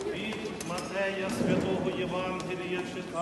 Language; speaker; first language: Ukrainian; native; Ukrainian